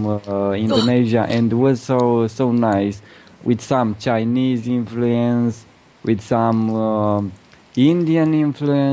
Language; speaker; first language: English; non-native, learner; Romanian